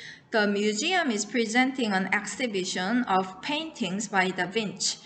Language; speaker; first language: English; non-native, fluent; Korean